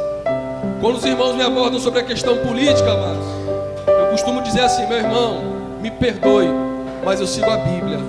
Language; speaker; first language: Portuguese; native; Portuguese